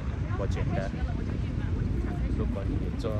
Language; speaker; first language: Chinese; early bilingual, heritage; Chinese